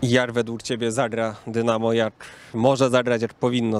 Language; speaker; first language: Polish; native; Polish